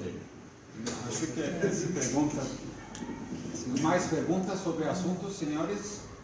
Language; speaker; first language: Portuguese; non-native, fluent; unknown